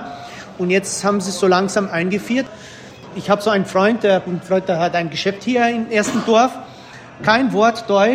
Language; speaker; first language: German; early bilingual, heritage; German